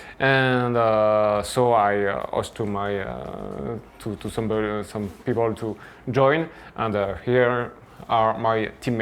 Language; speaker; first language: English; non-native, fluent; French